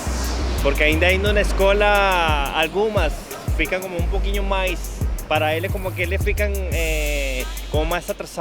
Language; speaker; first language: Portuguese; non-native, learner; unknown